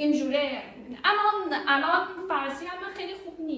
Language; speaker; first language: Persian; non-native, learner; Chinese